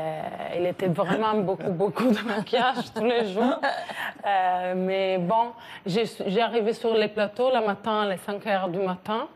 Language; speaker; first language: French; non-native, learner; Italian